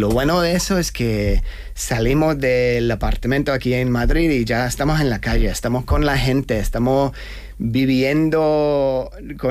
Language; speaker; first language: Spanish; non-native, fluent; English